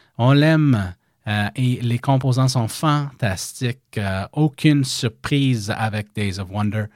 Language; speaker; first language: French; native; French